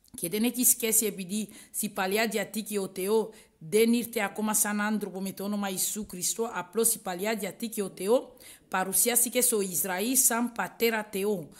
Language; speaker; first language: Greek; non-native, learner; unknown